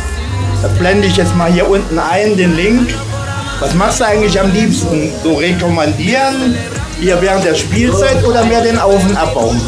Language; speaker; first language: German; native; German